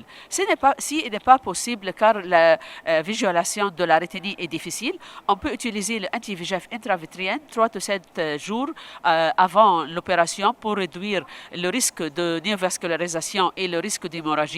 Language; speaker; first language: French; non-native, local second language; Arabic